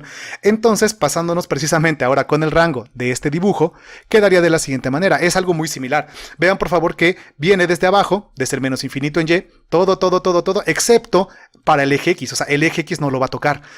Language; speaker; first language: Spanish; native; Spanish